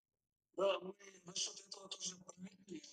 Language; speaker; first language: Russian; non-native, learner; Kyrgyz